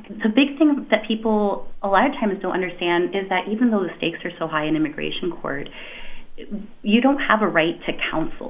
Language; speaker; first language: English; native; English